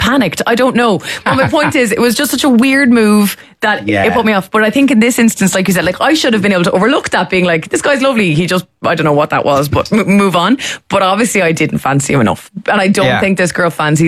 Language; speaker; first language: English; native; English